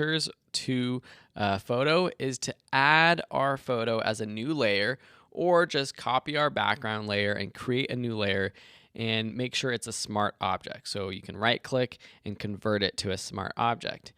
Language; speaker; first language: English; native; English